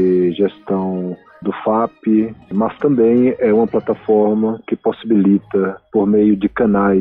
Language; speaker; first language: Portuguese; native; Portuguese